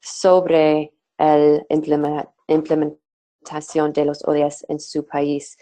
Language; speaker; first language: Spanish; non-native, fluent; English